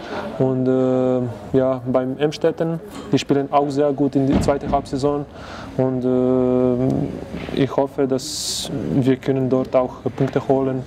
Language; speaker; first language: German; non-native, fluent; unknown